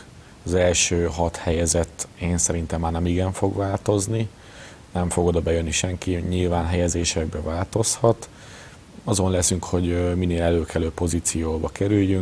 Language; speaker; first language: Hungarian; native; Hungarian